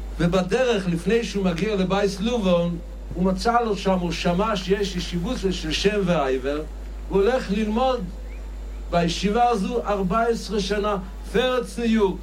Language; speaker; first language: Hebrew; non-native, local second language; Yiddish